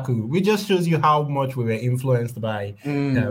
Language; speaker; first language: English; non-native, local second language; Yoruba